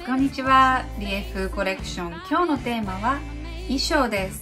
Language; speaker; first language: Japanese; native; Japanese